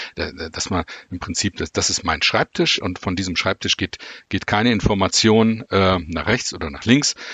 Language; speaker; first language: German; native; German